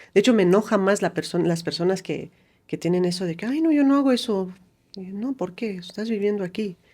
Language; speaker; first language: Spanish; non-native, fluent; Romanian